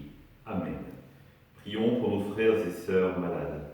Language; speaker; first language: French; native; French